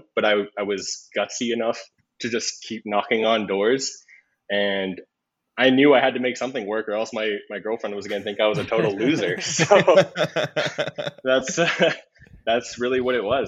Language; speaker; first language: English; native; English